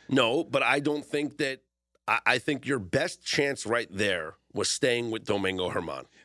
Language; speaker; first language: English; native; English